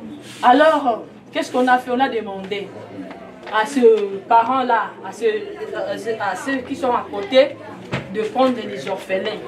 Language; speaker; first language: French; non-native, local second language; Lingala